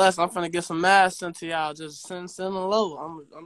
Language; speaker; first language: English; native; English